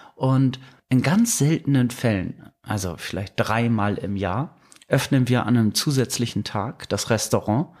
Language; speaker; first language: German; native; German